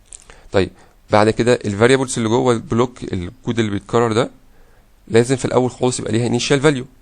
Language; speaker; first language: Arabic; native; Arabic